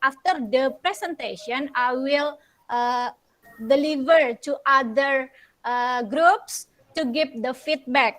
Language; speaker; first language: English; non-native, local second language; Indonesian